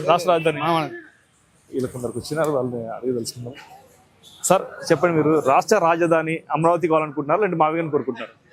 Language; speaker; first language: Telugu; native; Telugu